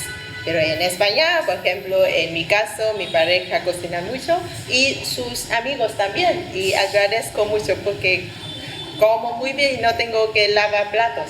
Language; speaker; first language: Spanish; non-native, fluent; Vietnamese